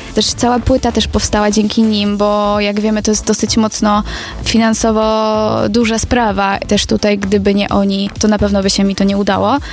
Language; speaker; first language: Polish; native; Polish